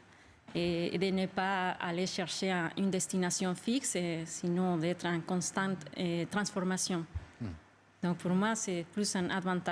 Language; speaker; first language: French; non-native, fluent; Spanish